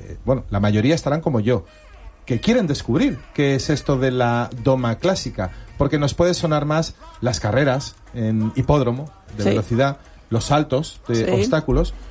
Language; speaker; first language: Spanish; native; Spanish